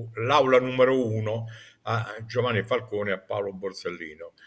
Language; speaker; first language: Italian; native; Italian